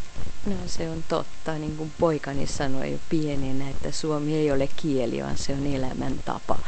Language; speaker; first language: Finnish; non-native, fluent; Hungarian